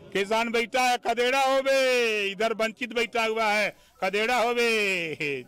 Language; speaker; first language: Hindi; native; Hindi